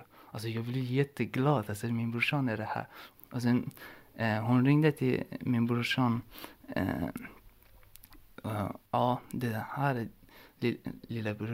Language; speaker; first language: Swedish; non-native, learner; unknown